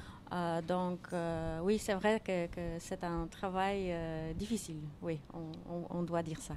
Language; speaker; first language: French; non-native, fluent; Polish